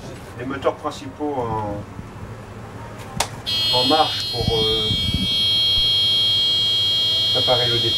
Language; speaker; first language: French; native; French